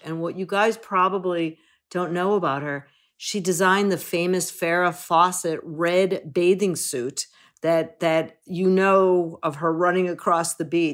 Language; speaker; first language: English; native; English